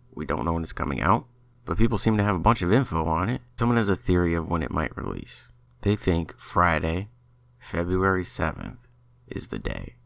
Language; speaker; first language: English; native; English